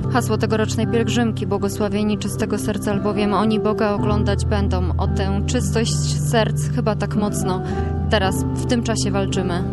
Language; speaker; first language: Polish; native; Polish